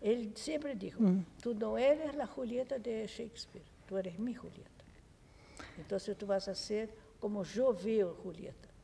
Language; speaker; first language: Spanish; non-native, fluent; Portuguese